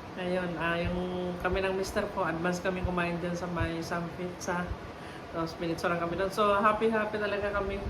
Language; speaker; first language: Filipino; non-native, local second language; Cebuano